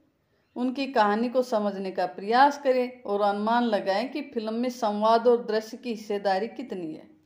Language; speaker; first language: Hindi; native; Hindi